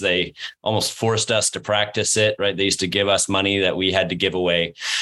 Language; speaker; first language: English; native; English